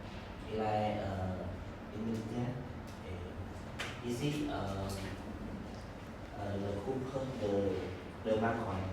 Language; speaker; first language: French; non-native, learner; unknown